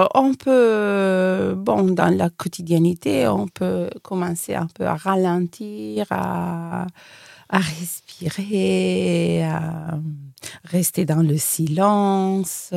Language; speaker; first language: French; non-native, fluent; Italian